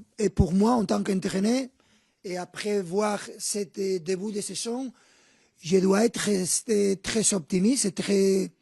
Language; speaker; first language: French; non-native, fluent; Spanish